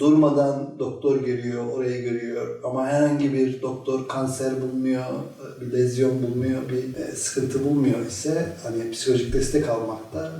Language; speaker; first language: Turkish; native; Turkish